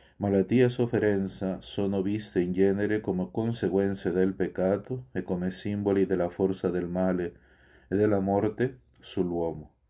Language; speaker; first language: Italian; non-native, fluent; Spanish